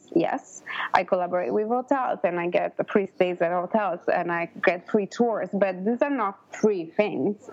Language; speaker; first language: English; non-native, fluent; Italian